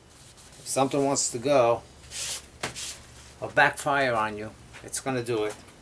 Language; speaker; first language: English; native; English